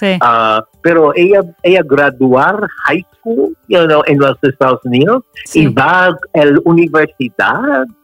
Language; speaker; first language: Spanish; non-native, learner; English